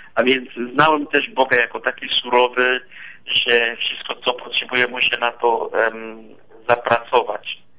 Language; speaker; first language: Polish; non-native, fluent; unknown